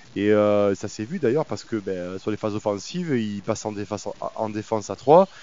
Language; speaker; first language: French; native; French